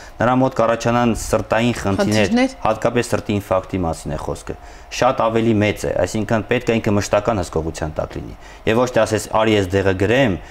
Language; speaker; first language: Armenian; native; Armenian